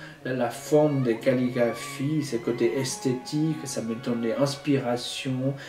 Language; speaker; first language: French; non-native, fluent; Chinese